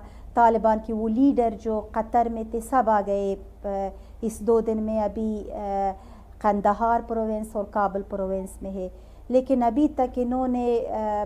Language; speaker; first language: Hindi; non-native, learner; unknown